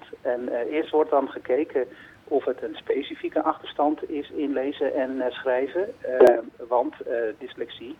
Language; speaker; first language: Dutch; native; Dutch